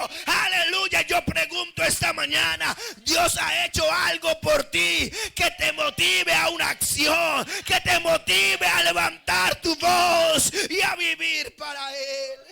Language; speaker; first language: Spanish; native; Spanish